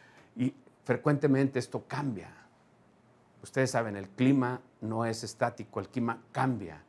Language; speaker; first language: Spanish; native; Spanish